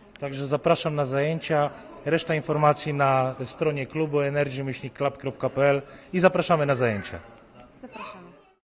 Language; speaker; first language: Polish; native; Polish